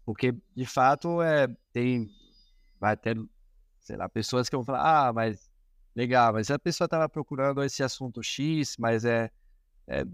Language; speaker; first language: Portuguese; non-native, fluent; Spanish